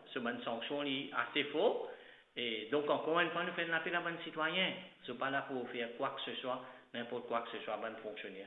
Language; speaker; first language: French; non-native, local second language; Morisyen